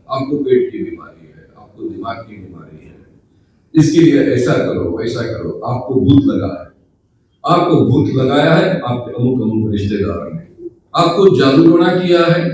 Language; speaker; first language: Hindi; non-native, local second language; Marathi